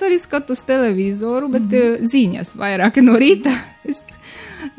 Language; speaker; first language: Latvian; non-native, learner; Romanian